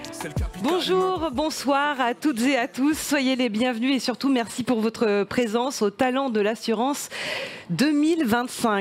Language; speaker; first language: French; native; French